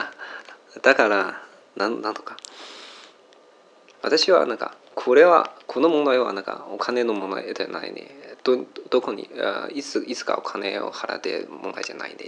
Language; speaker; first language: Japanese; non-native, learner; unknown